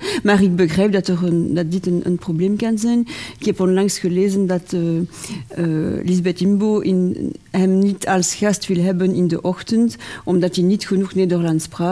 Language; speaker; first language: Dutch; non-native, local second language; French